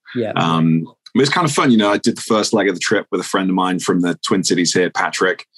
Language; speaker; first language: English; native; English